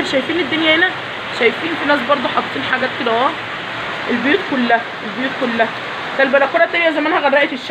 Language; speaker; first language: Arabic; native; Arabic